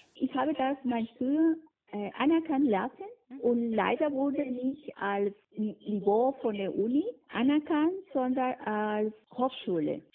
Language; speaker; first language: German; non-native, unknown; Spanish